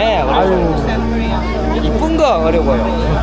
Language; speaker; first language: Korean; non-native, learner; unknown